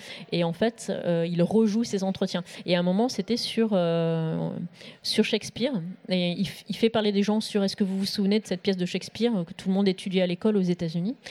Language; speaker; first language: French; native; French